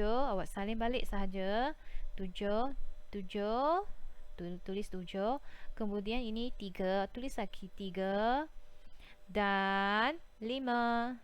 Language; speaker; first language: Malay; native; Malay